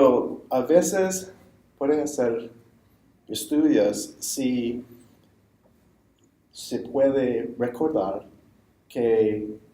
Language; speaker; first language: Spanish; non-native, fluent; English